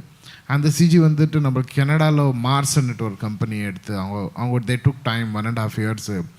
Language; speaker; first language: Tamil; non-native, local second language; Kannada